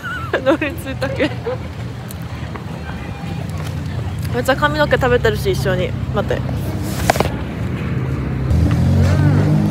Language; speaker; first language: Japanese; non-native, fluent; Korean